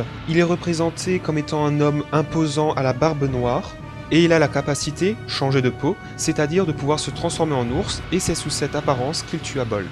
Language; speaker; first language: French; native; French